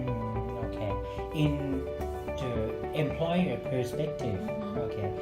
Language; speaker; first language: English; non-native, fluent; Thai